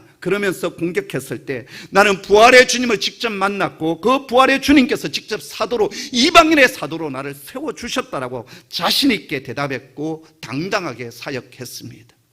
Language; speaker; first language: Korean; native; Korean